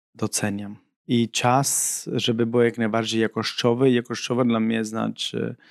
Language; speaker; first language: Polish; non-native, fluent; Italian